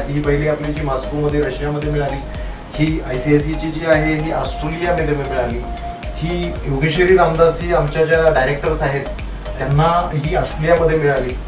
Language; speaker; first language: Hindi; non-native, local second language; Marathi